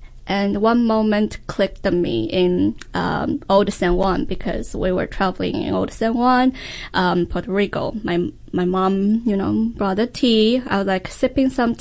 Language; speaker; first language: English; non-native, fluent; Chinese